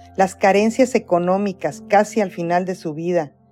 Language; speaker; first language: Spanish; native; Spanish